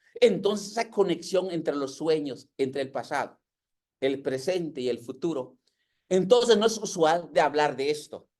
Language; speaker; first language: Spanish; non-native, local second language; Yucateco